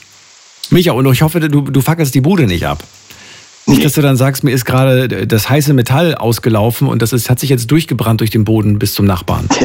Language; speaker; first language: German; native; German